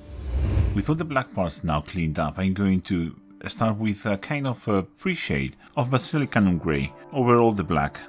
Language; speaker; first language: English; non-native, fluent; Spanish